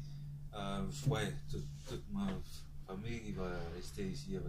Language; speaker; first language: French; non-native, learner; Tongan